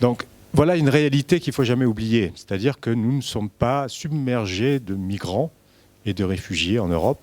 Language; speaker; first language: French; native; French